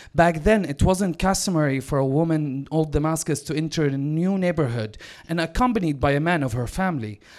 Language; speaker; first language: English; non-native, fluent; Arabic